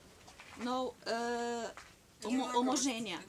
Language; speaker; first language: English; non-native, learner; Portuguese